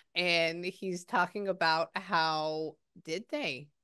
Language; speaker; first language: English; native; English